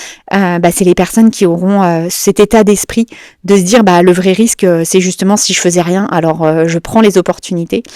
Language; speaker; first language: French; native; French